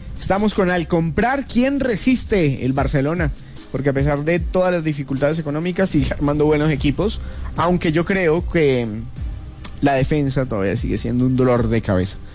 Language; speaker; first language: Spanish; native; Spanish